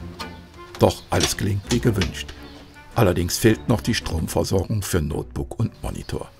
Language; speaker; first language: German; native; German